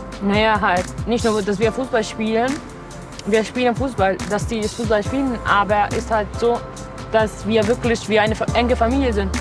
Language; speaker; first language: German; non-native, fluent; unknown